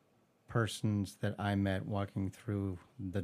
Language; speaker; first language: English; native; English